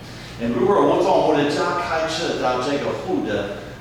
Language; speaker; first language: Chinese; non-native, fluent; English